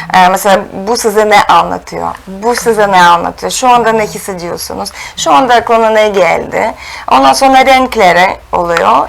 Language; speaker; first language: Turkish; non-native, fluent; Russian